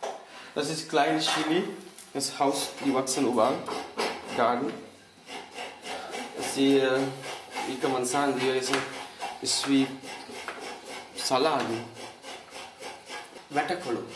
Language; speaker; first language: German; non-native, learner; Sinhala